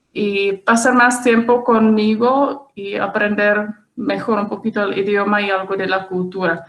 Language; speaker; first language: Spanish; non-native, fluent; Czech